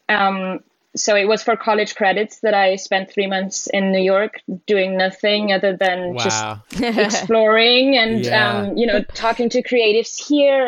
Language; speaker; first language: English; non-native, fluent; German